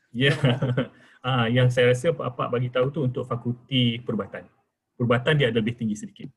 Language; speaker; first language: Malay; native; Malay